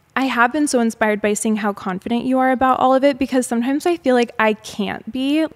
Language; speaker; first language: English; native; English